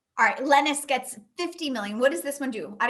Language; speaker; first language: English; native; English